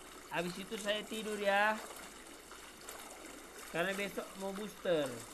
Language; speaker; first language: Indonesian; non-native, fluent; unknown